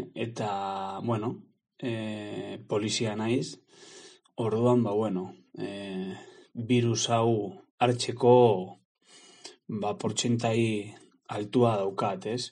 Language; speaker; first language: Basque; non-native, learner; Spanish